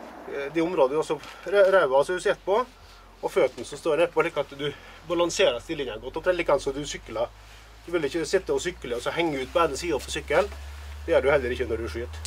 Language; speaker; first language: Norwegian; native; Norwegian